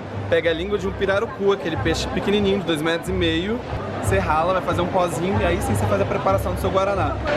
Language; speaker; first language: Portuguese; native; Portuguese